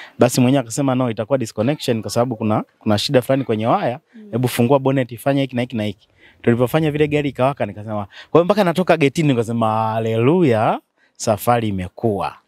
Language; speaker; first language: Swahili; native; Swahili